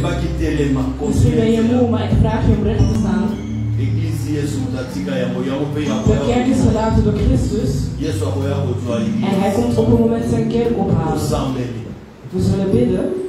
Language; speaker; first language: Dutch; non-native, fluent; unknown